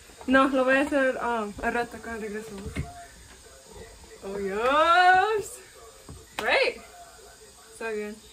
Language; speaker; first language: Spanish; early bilingual, heritage; Spanish